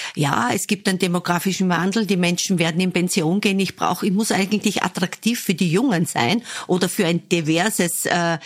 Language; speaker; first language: German; native; German